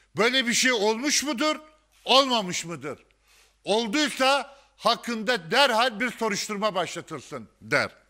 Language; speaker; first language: Turkish; native; Turkish